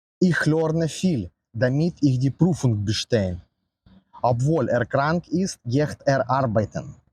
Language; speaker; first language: German; non-native, learner; Ukrainian